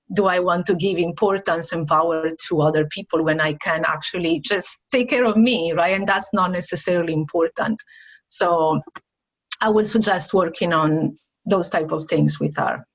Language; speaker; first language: English; non-native, fluent; Italian